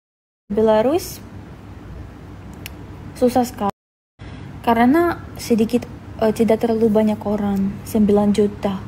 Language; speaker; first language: Indonesian; non-native, fluent; Russian